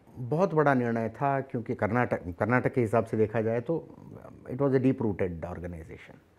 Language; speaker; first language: Hindi; non-native, local second language; Kannada